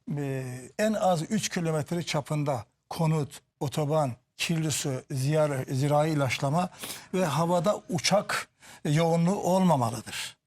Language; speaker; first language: Turkish; native; Turkish